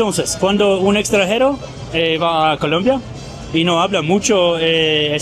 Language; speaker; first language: Spanish; non-native, learner; Polish